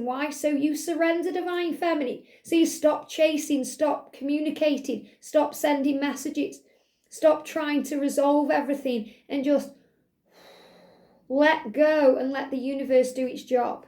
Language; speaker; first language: English; native; English